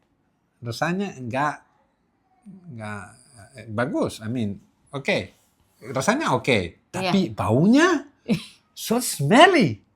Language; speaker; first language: Indonesian; non-native, learner; Catalan